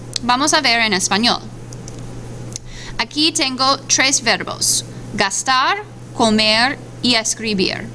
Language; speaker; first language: Spanish; non-native, fluent; English